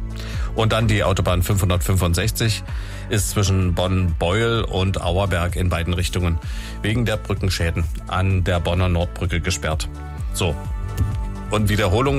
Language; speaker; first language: German; native; German